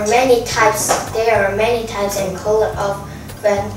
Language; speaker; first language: English; non-native, learner; Korean